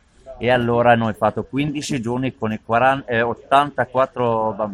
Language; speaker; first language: Italian; non-native, learner; Arabic